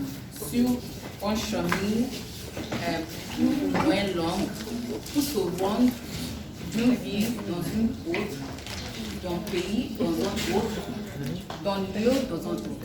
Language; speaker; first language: French; non-native, learner; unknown